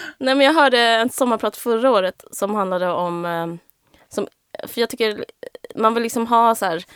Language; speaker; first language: Swedish; native; Swedish